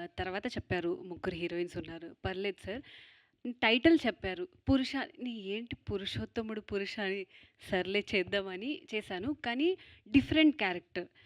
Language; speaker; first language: Telugu; non-native, fluent; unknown